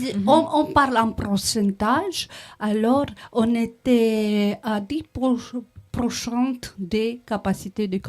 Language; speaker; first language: French; non-native, learner; Romanian